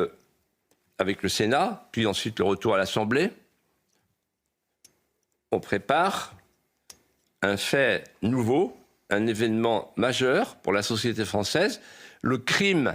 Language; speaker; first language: French; native; French